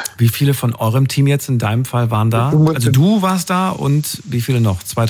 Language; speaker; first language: German; native; German